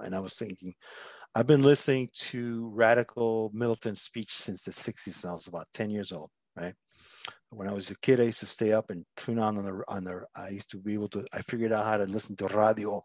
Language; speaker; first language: English; non-native, fluent; Spanish